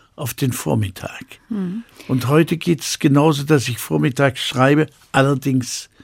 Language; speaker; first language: German; native; German